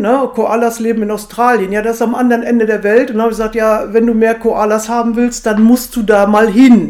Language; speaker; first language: German; native; German